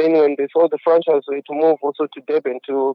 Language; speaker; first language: English; non-native, local second language; Shona